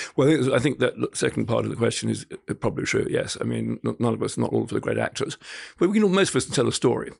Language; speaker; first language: English; native; English